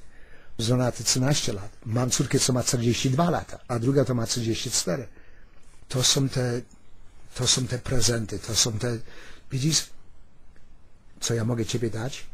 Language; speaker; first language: Polish; early bilingual, heritage; Polish